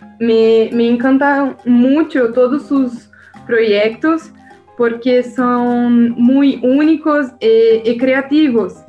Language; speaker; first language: Spanish; non-native, learner; Portuguese